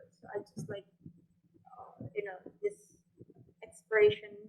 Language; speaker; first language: English; non-native, fluent; Indonesian